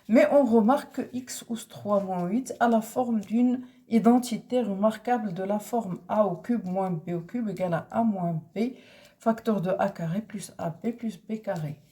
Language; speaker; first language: French; non-native, local second language; Arabic